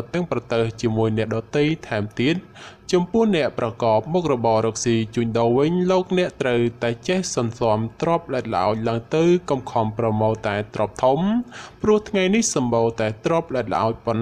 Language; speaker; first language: Khmer; native; Khmer